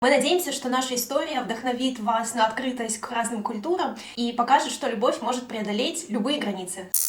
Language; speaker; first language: Russian; native; Russian